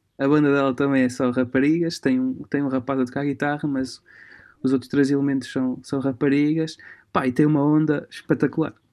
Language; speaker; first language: Portuguese; early bilingual, other home language; Romanian